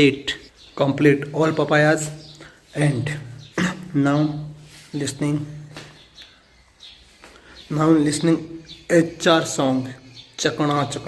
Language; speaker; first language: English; non-native, learner; Hindi